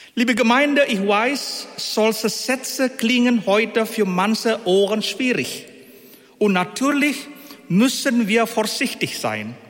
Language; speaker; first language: German; non-native, fluent; Indonesian